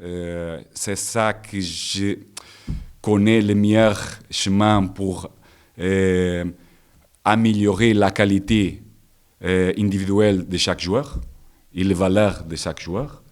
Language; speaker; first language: French; non-native, learner; Portuguese